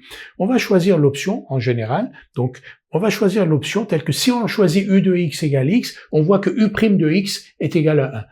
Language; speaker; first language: French; native; French